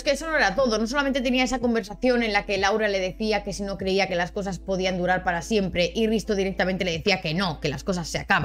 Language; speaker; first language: Spanish; native; Spanish